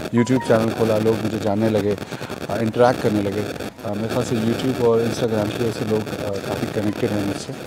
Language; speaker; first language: Hindi; native; Hindi